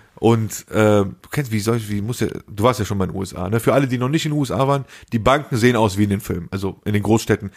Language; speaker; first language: German; early bilingual, other home language; Turkish